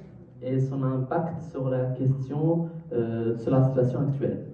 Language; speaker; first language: French; native; French